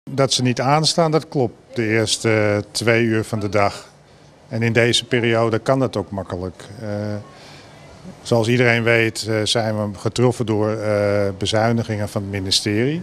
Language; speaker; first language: Dutch; native; Dutch